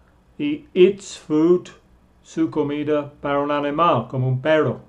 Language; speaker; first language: Spanish; non-native, fluent; English